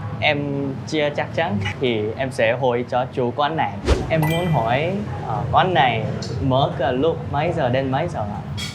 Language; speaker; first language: Vietnamese; non-native, learner; Korean